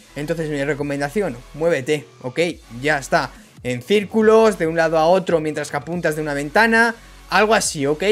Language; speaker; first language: Spanish; native; Spanish